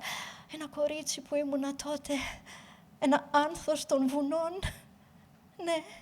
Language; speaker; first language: Greek; native; Greek